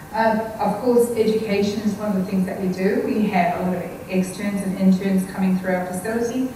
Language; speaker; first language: English; native; English